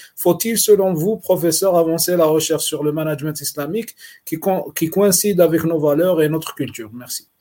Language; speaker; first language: French; non-native, local second language; Arabic